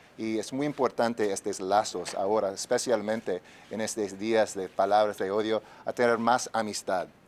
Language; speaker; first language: Spanish; non-native, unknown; English